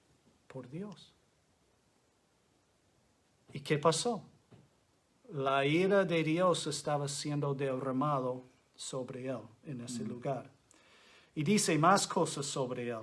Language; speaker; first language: Spanish; non-native, fluent; English